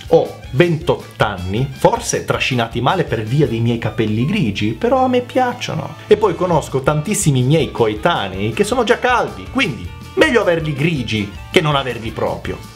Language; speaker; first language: Italian; early bilingual, other home language; Macedonian